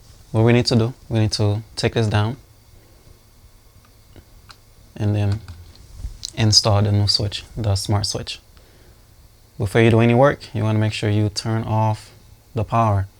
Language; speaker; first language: English; native; English